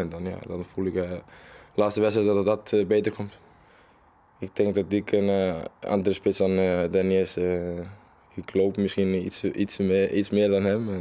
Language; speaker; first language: Dutch; non-native, learner; Icelandic